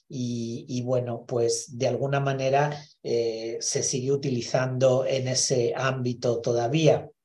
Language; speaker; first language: Spanish; native; Spanish